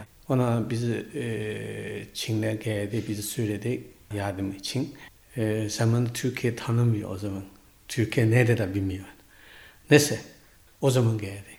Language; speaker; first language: Turkish; non-native, learner; Chinese